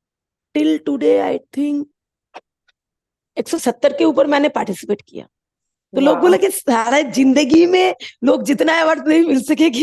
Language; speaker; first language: Hindi; non-native, local second language; Bangla